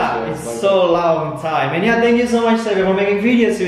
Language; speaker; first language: English; non-native, learner; Indonesian